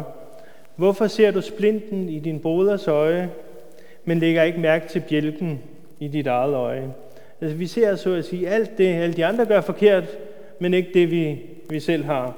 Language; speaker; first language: Danish; native; Danish